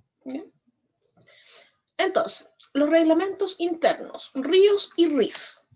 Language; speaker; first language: Spanish; native; Spanish